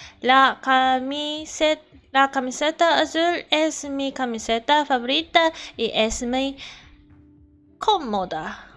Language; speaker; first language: Spanish; non-native, learner; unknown